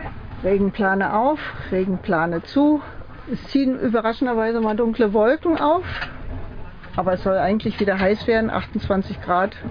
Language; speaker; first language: German; native; German